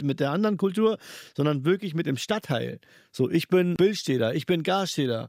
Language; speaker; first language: German; early bilingual, other home language; Urdu